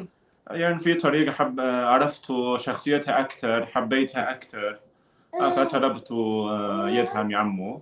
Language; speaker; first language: Arabic; non-native, learner; Chinese